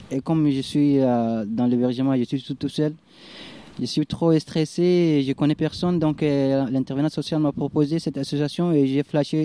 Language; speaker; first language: French; non-native, fluent; Arabic